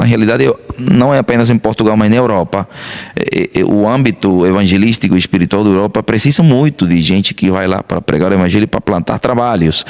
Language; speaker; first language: Portuguese; non-native, fluent; Spanish